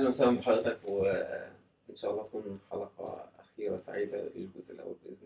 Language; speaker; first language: Arabic; native; Arabic